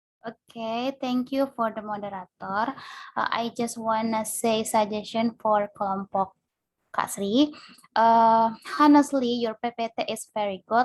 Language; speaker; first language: English; non-native, learner; Indonesian